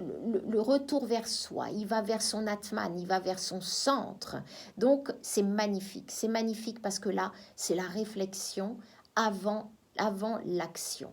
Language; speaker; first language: French; native; French